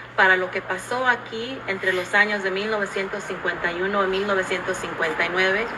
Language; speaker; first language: Spanish; early bilingual, other home language; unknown